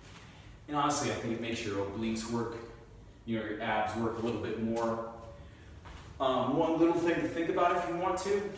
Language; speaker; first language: English; native; English